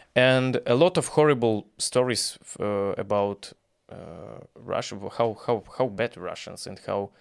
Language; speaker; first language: English; non-native, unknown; Ukrainian